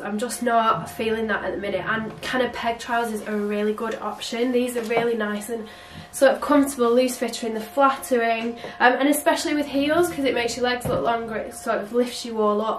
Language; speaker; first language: English; native; English